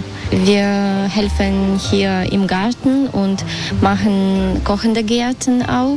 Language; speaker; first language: German; non-native, fluent; Russian